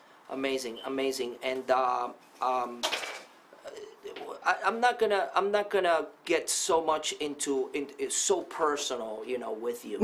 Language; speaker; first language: English; non-native, fluent; Spanish